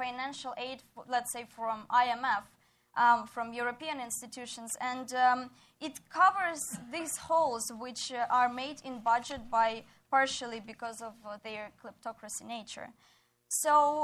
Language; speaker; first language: English; non-native, fluent; Ukrainian